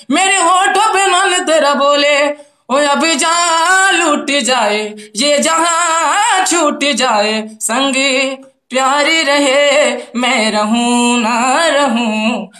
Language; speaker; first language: Hindi; native; Hindi